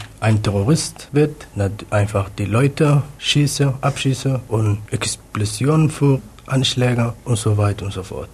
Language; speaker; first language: German; non-native, fluent; Somali